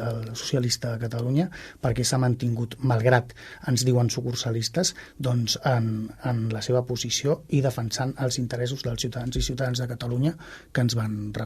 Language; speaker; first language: Catalan; native; Catalan